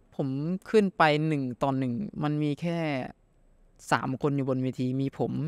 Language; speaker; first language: Thai; native; Thai